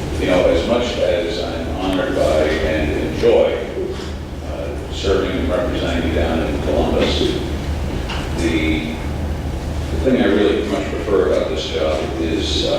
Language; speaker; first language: English; native; English